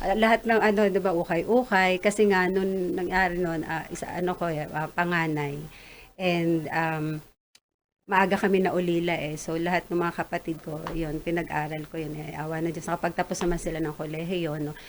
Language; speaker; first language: Filipino; non-native, local second language; Masbatenyo